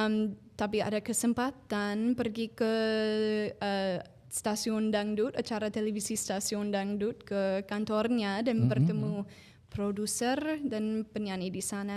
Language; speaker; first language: Indonesian; non-native, fluent; English